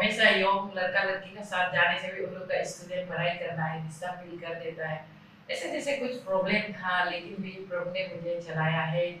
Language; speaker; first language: Hindi; non-native, local second language; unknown